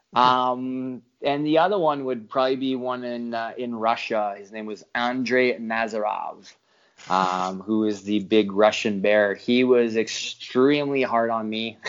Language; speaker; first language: English; non-native, fluent; French